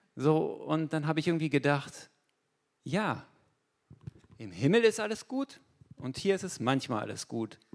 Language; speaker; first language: German; native; German